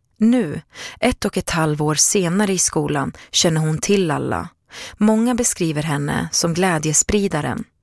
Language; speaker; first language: Swedish; native; Swedish